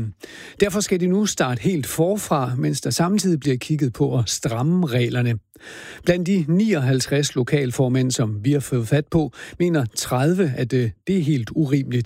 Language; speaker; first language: Danish; native; Danish